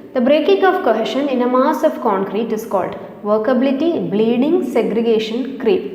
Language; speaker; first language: English; non-native, local second language; Malayalam